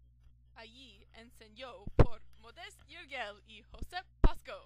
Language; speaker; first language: Spanish; non-native, learner; English